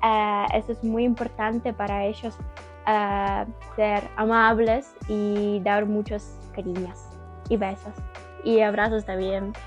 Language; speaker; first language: Spanish; non-native, learner; Ukrainian